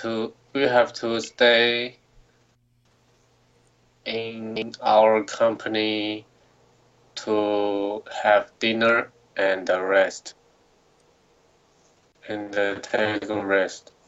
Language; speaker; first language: English; non-native, learner; Chinese